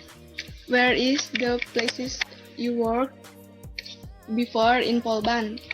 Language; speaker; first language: English; non-native, learner; Indonesian